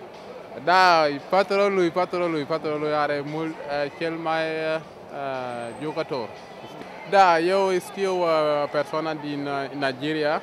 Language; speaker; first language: Romanian; non-native, learner; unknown